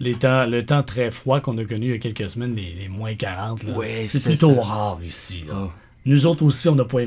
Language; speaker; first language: French; native; French